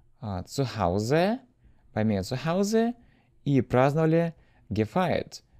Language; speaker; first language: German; non-native, fluent; Russian